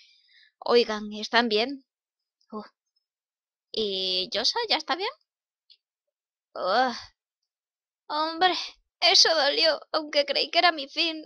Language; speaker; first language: Spanish; native; Spanish